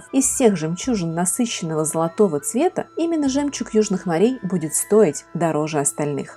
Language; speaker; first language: Russian; native; Russian